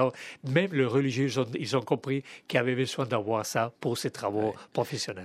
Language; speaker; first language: French; non-native, fluent; Spanish